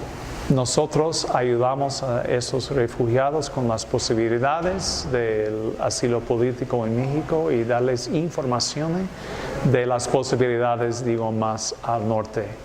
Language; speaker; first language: Spanish; non-native, fluent; English